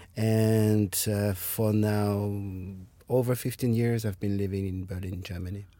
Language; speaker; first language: English; non-native, fluent; French